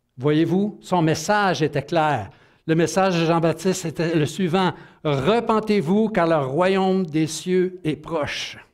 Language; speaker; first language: French; native; French